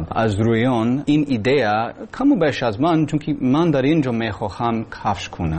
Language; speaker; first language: Tajik; non-native, learner; English